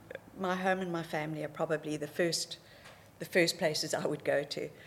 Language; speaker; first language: English; native; English